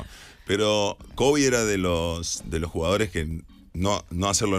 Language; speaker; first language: Spanish; native; Spanish